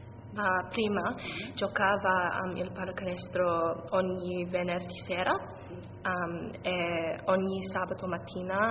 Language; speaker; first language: Italian; non-native, learner; English